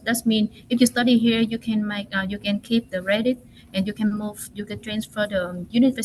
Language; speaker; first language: English; non-native, learner; Vietnamese